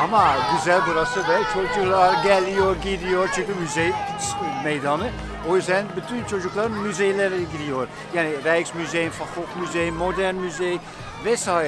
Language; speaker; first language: Turkish; non-native, fluent; Dutch